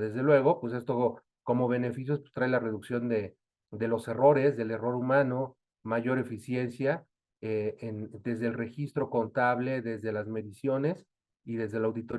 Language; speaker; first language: Spanish; native; Spanish